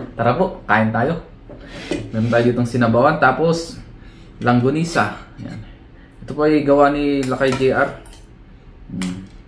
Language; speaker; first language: Filipino; native; Filipino